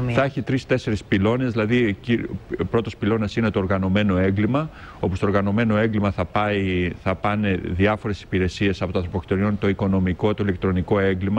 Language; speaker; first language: Greek; native; Greek